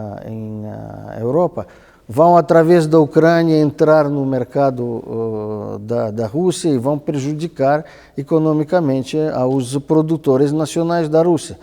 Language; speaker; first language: Portuguese; non-native, fluent; Russian